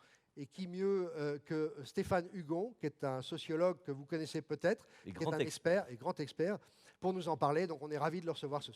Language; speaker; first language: French; native; French